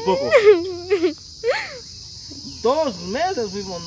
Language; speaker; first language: Spanish; native; Spanish